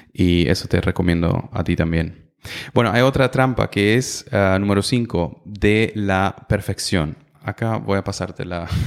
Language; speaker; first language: Spanish; non-native, fluent; German